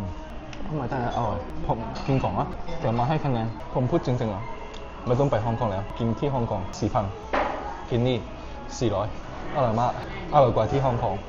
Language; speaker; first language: Thai; non-native, learner; Cantonese